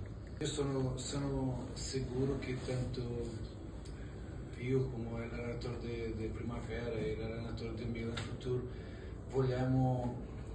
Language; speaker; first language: Italian; non-native, fluent; Portuguese